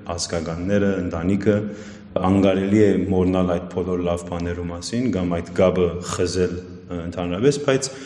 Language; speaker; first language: Armenian; early bilingual, heritage; Armenian